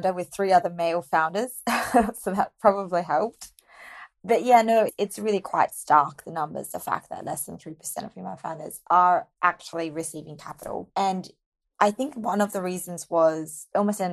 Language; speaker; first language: English; native; English